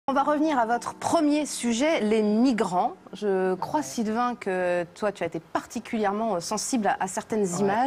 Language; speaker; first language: French; native; French